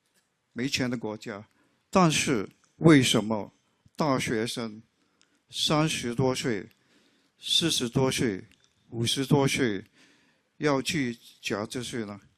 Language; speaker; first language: Chinese; non-native, local second language; English